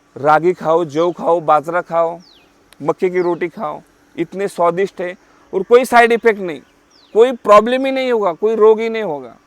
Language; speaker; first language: Hindi; non-native, local second language; Marathi